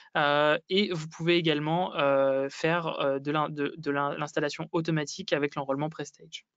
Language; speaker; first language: French; native; French